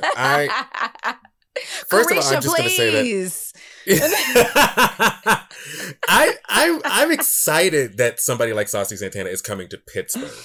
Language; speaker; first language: English; native; English